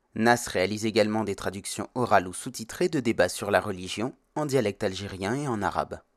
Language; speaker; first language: French; native; French